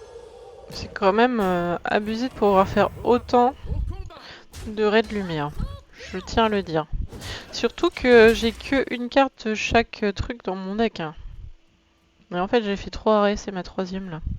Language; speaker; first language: French; native; French